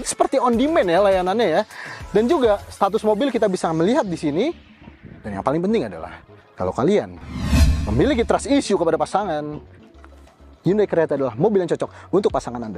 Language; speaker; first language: Indonesian; native; Indonesian